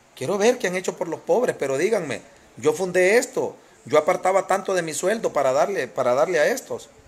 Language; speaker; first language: Spanish; native; Spanish